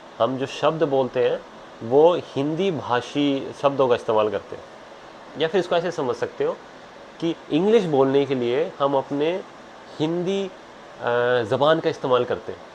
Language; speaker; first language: Hindi; native; Hindi